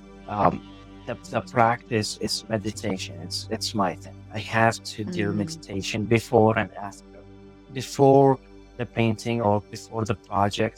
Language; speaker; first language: English; non-native, learner; Arabic